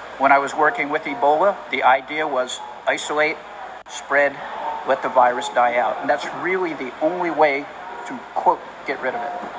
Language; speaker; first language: English; native; English